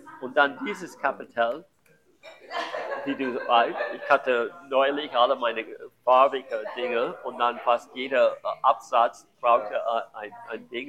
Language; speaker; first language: German; non-native, learner; English